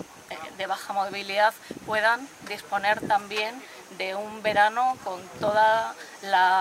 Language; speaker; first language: Spanish; native; Spanish